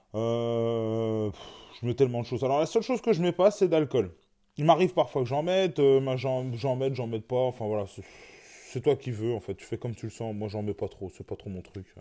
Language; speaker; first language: French; native; French